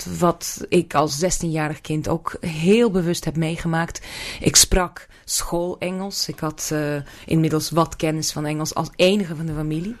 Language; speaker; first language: Dutch; non-native, fluent; Russian